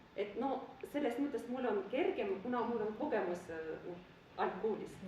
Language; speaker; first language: Estonian; non-native, local second language; Russian